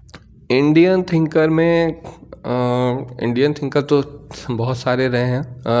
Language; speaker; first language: Hindi; native; Hindi